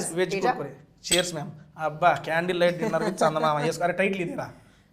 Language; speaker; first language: Telugu; native; Telugu